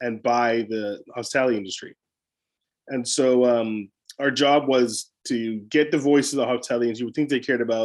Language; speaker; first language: English; native; English